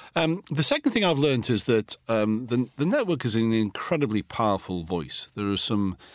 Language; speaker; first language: English; native; English